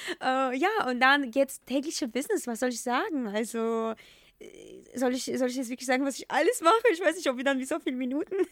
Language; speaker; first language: German; non-native, fluent; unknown